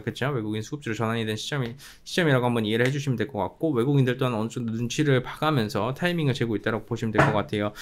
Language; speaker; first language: Korean; native; Korean